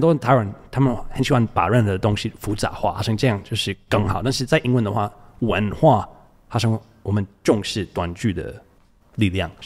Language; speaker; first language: Chinese; non-native, fluent; English